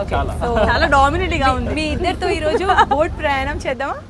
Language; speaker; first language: Telugu; native; Telugu